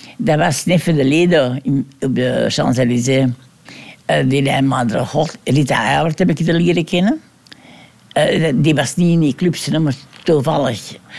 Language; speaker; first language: Dutch; native; Dutch